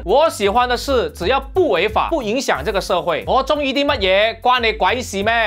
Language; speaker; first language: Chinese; non-native, local second language; Cantonese